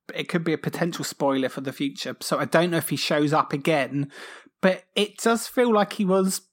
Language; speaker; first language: English; native; English